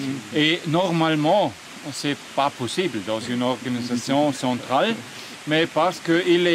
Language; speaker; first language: French; non-native, fluent; German